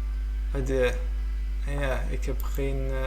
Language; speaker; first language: Dutch; non-native, fluent; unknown